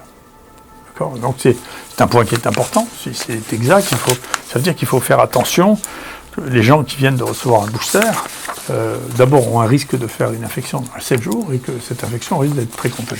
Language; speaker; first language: French; native; French